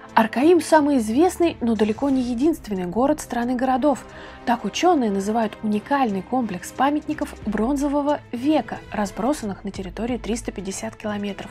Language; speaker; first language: Russian; native; Russian